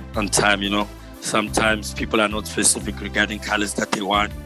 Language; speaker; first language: English; non-native, local second language; Tswana